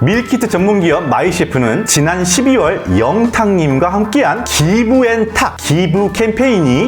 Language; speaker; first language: Korean; native; Korean